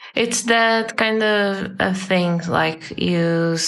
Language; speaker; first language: English; non-native, fluent; Portuguese